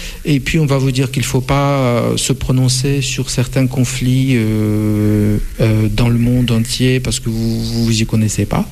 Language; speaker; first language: French; non-native, fluent; Russian